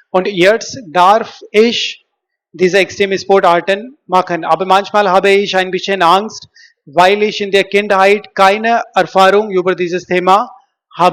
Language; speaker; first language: German; non-native, learner; Hindi